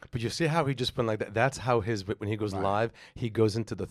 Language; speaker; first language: English; native; English